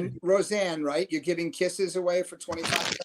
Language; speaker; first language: English; native; English